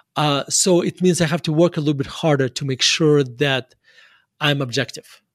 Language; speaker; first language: English; non-native, fluent; Russian